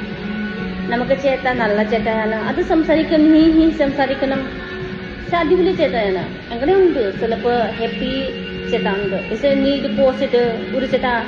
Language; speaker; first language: Malayalam; non-native, learner; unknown